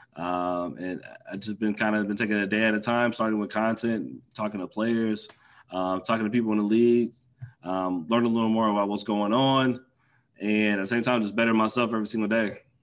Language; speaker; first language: English; native; English